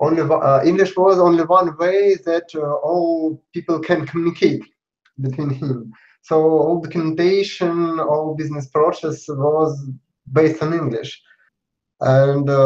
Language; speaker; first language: English; non-native, learner; Russian